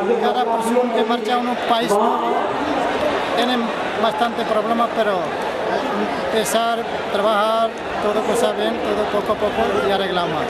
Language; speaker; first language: Spanish; non-native, learner; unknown